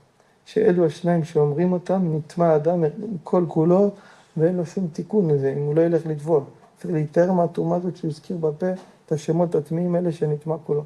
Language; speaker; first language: Hebrew; native; Hebrew